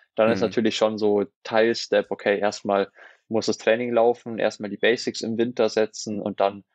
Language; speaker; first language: German; native; German